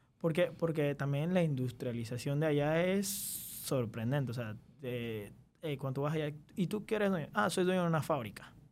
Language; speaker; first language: Spanish; early bilingual, other home language; Chinese